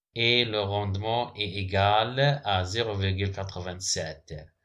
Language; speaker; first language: French; non-native, local second language; Arabic